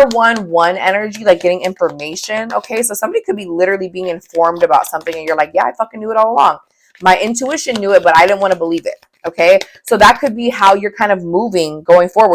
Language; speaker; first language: English; native; English